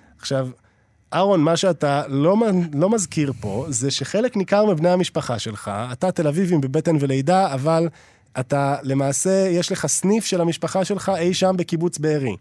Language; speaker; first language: Hebrew; native; Hebrew